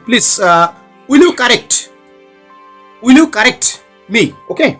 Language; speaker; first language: English; non-native, learner; Bangla